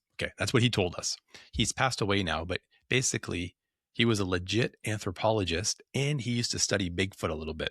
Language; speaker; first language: English; native; English